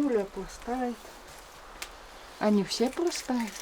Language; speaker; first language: Russian; non-native, local second language; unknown